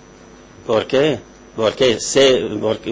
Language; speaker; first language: Spanish; non-native, learner; Arabic